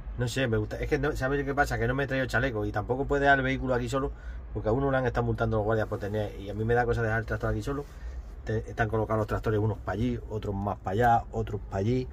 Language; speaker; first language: Spanish; native; Spanish